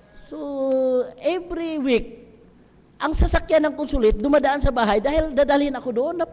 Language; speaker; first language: Filipino; non-native, local second language; Hiligaynon